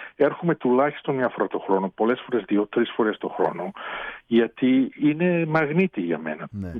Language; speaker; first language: Greek; early bilingual, heritage; Greek